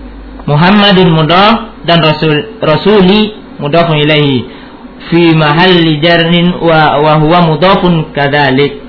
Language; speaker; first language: Arabic; non-native, fluent; Indonesian